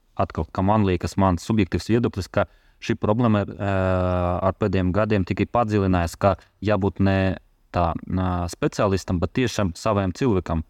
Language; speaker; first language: Latvian; non-native, local second language; Russian